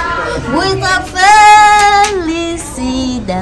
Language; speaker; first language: Portuguese; non-native, learner; Vietnamese